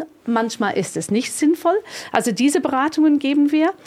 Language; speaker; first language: German; non-native, fluent; English